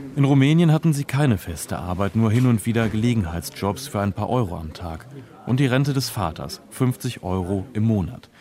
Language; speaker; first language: German; native; German